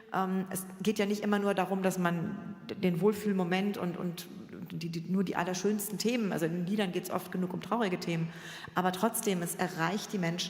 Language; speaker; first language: German; native; German